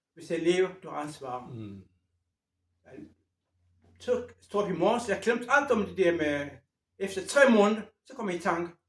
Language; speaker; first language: Danish; non-native, fluent; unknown